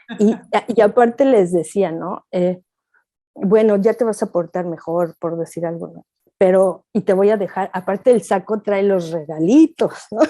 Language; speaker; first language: Spanish; native; Spanish